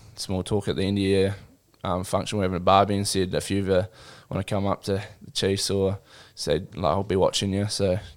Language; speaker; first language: English; native; English